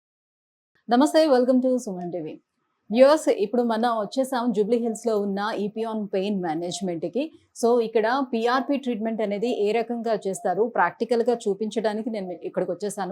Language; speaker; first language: Telugu; native; Telugu